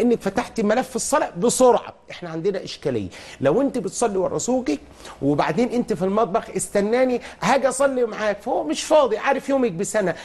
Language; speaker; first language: Arabic; native; Arabic